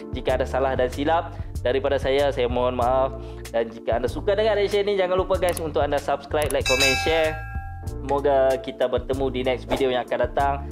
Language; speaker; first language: Malay; native; Malay